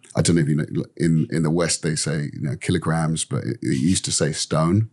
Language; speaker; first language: English; native; English